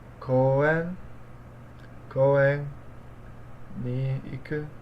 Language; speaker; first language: Japanese; non-native, learner; English